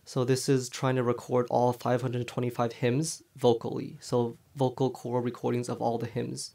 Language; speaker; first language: English; early bilingual, other home language; Chinese